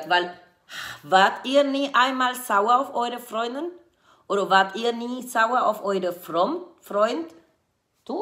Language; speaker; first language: German; non-native, fluent; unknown